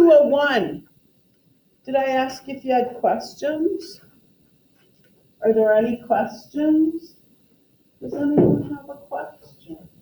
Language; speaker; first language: English; native; English